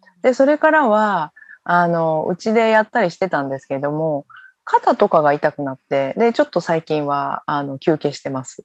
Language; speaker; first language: Japanese; native; Japanese